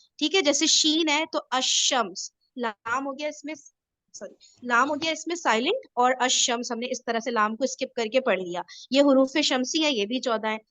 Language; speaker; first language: Urdu; native; Urdu